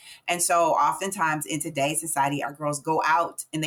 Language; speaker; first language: English; native; English